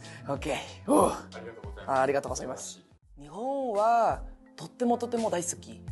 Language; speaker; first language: Japanese; non-native, learner; Spanish